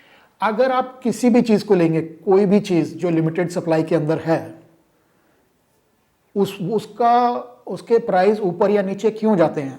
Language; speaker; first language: Hindi; native; Hindi